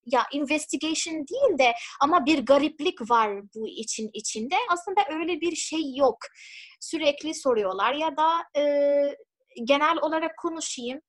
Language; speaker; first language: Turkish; non-native, fluent; Arabic